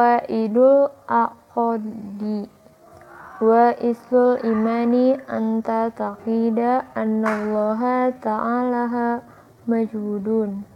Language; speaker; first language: Arabic; non-native, learner; Indonesian